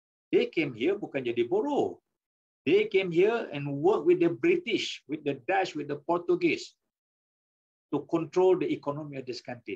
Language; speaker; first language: English; non-native, local second language; Malay